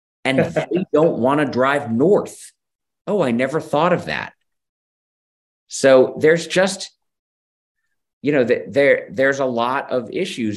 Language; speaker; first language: English; native; English